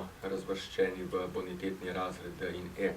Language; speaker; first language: Slovenian; native; Slovenian